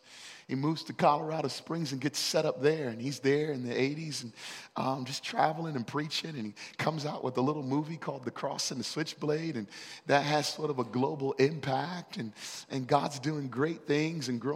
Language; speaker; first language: English; native; English